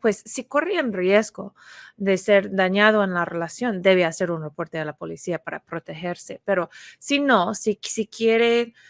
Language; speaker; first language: Spanish; non-native, fluent; English